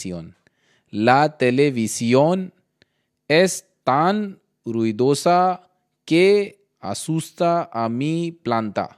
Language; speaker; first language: Spanish; non-native, learner; Hindi